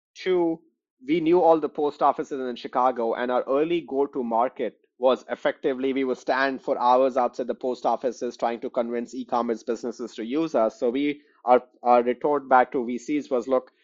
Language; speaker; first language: English; non-native, local second language; Hindi